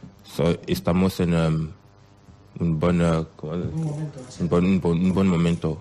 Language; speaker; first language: Spanish; non-native, learner; French